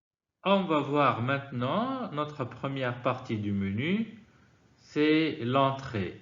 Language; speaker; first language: French; non-native, fluent; Arabic